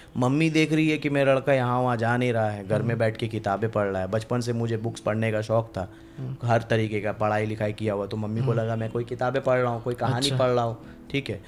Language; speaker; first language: Hindi; non-native, local second language; Bangla